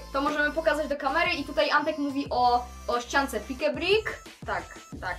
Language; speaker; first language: Polish; native; Polish